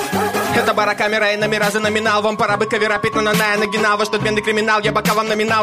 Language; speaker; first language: Russian; native; Russian